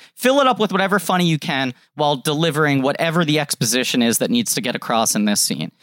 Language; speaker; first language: English; native; English